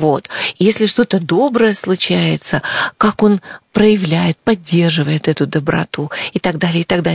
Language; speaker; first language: Russian; native; Russian